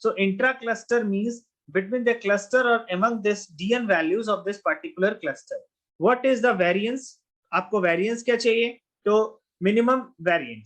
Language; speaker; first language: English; non-native, local second language; Hindi